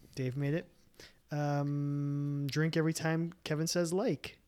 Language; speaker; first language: English; native; English